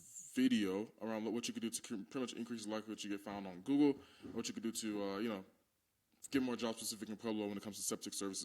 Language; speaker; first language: English; native; English